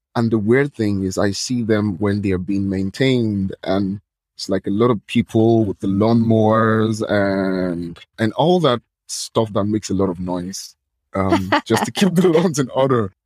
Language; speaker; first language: English; non-native, local second language; Yoruba